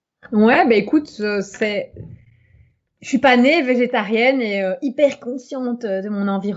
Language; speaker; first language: French; native; French